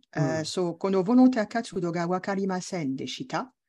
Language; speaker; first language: Japanese; non-native, learner; French